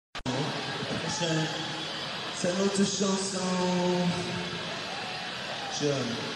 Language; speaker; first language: French; non-native, learner; English